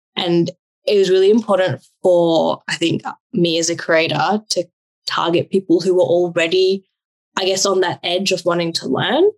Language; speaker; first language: English; native; English